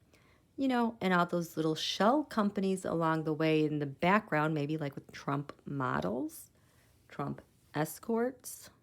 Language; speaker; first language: English; native; English